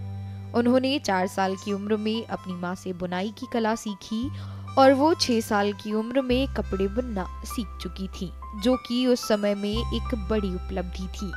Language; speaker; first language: Hindi; native; Hindi